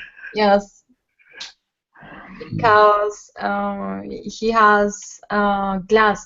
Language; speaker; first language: English; non-native, learner; Spanish